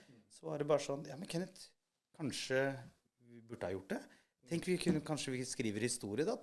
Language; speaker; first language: Norwegian; early bilingual, other home language; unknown